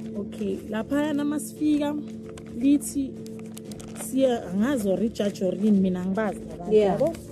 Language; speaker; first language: Zulu; native; Zulu